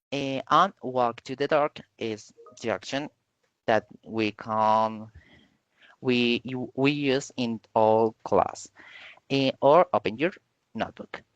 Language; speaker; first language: English; non-native, learner; Spanish